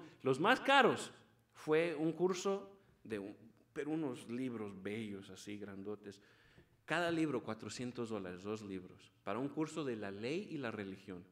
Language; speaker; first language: Spanish; early bilingual, heritage; Spanish